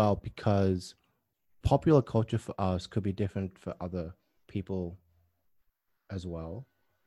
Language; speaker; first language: English; native; English